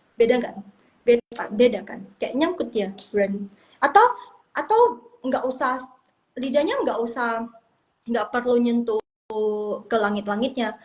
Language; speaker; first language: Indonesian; non-native, local second language; Min Nan Chinese